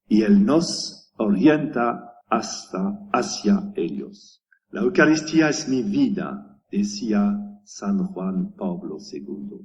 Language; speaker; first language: Spanish; non-native, learner; French